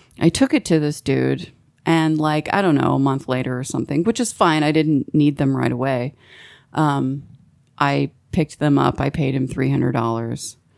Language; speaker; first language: English; native; English